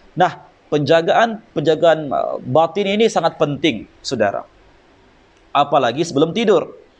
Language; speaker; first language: Malay; native; Malay